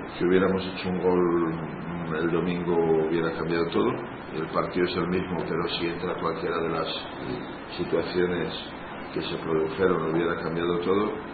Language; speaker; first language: Spanish; native; Spanish